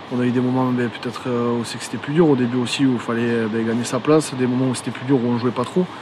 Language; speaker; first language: French; native; French